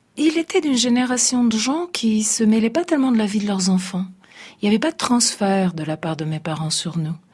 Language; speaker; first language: French; early bilingual, other home language; Italian